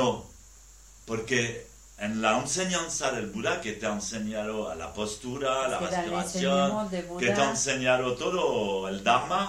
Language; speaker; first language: Spanish; non-native, learner; French